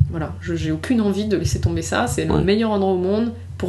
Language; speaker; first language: French; native; French